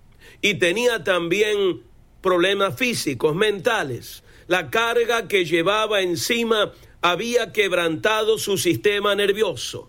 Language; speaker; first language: Spanish; native; Spanish